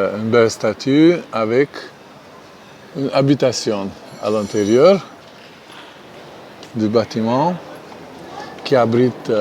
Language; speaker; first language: French; non-native, fluent; Hungarian